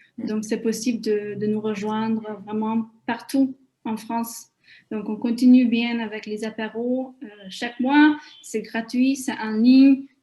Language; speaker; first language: French; non-native, fluent; Hungarian